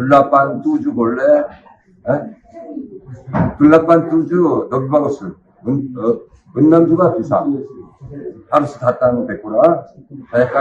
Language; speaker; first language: Indonesian; non-native, learner; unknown